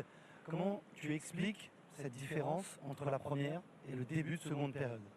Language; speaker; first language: French; native; French